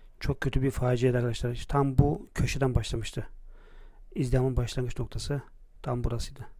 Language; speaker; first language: Turkish; native; Turkish